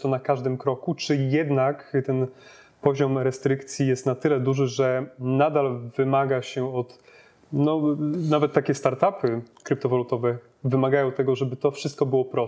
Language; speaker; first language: Polish; native; Polish